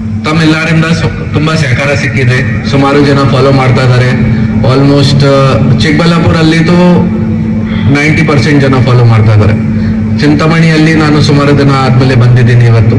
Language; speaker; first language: Kannada; non-native, local second language; Hindi